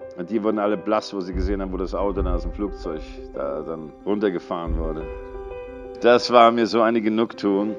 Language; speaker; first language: German; early bilingual, other home language; English